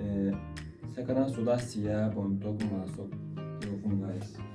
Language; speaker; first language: Indonesian; non-native, learner; Turkish